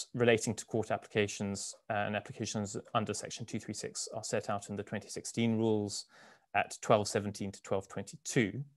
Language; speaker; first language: English; native; English